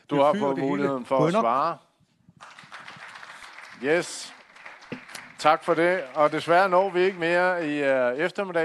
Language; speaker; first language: Danish; native; Danish